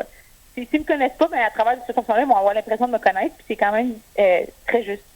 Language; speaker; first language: French; native; French